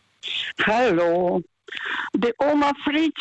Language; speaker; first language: German; non-native, fluent; Russian